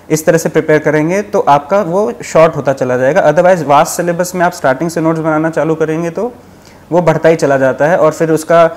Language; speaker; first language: Hindi; native; Hindi